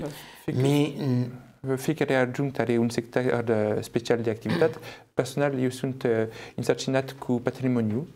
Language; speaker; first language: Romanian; non-native, fluent; French